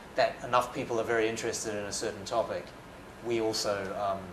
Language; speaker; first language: English; native; English